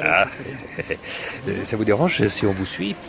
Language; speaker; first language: French; native; French